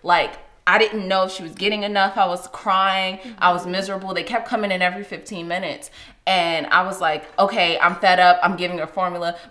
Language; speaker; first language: English; native; English